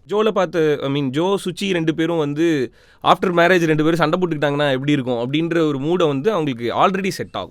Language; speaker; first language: Tamil; native; Tamil